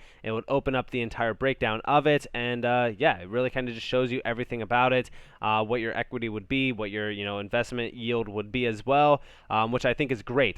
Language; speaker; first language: English; native; English